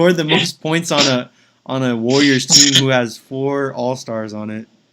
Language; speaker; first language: English; native; English